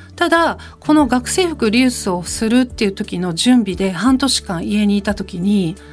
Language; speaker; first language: Japanese; native; Japanese